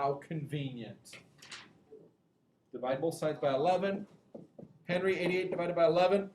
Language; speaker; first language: English; native; English